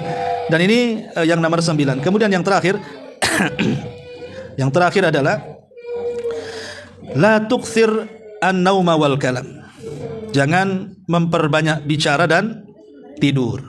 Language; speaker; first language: Indonesian; native; Indonesian